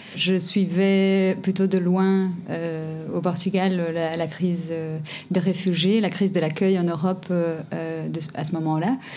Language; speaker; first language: French; non-native, fluent; Portuguese